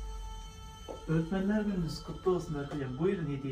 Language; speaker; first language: Turkish; native; Turkish